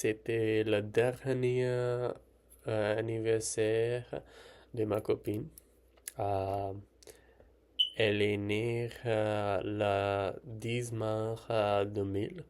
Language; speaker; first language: French; non-native, learner; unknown